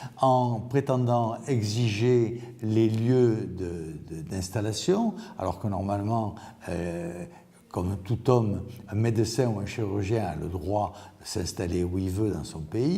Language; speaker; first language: French; native; French